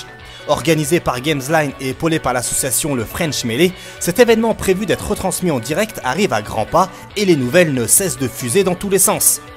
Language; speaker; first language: French; native; French